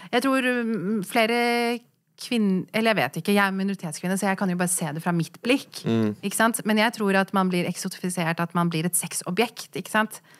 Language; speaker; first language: Norwegian; early bilingual, other home language; Kurdish